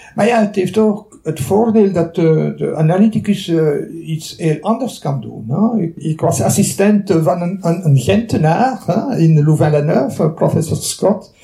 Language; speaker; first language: Dutch; non-native, local second language; French